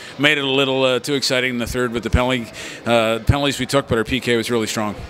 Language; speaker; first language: English; native; English